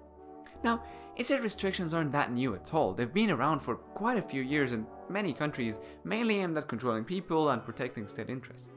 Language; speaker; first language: English; non-native, fluent; Persian